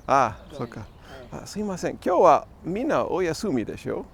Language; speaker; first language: Japanese; non-native, learner; English